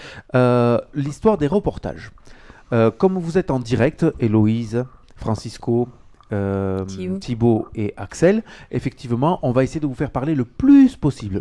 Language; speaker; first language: French; native; French